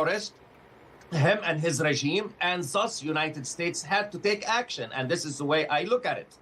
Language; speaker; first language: English; non-native, fluent; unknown